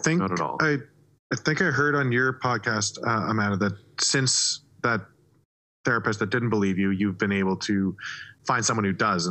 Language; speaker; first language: English; native; English